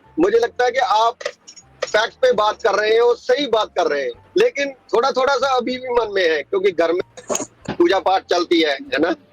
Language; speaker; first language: Hindi; early bilingual, heritage; Hindi